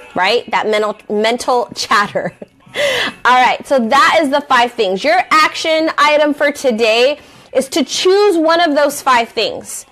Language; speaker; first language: English; native; English